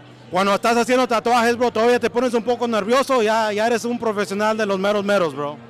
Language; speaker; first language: Spanish; early bilingual, heritage; Spanish